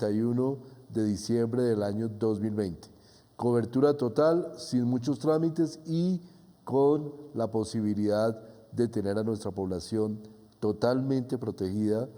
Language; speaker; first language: Spanish; native; Spanish